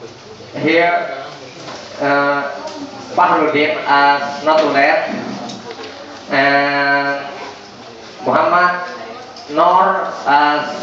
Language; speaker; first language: English; non-native, learner; Indonesian